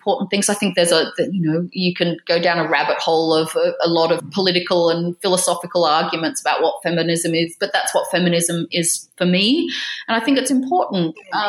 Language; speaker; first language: English; native; English